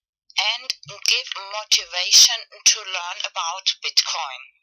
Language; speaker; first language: English; non-native, fluent; Spanish